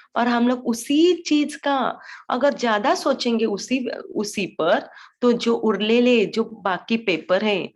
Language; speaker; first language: Hindi; non-native, local second language; Marathi